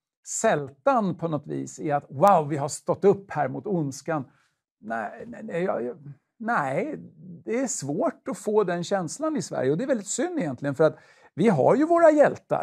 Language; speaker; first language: Swedish; native; Swedish